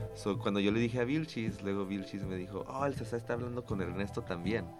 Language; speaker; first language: Spanish; early bilingual, other home language; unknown